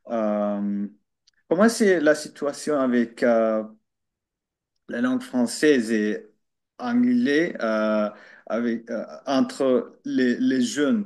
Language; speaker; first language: French; non-native, learner; Finnish